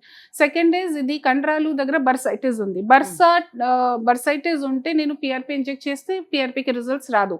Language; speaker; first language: Telugu; non-native, fluent; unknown